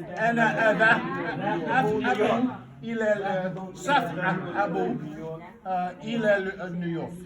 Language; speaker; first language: Arabic; non-native, learner; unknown